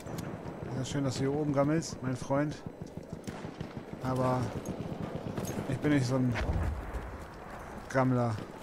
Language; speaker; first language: German; native; German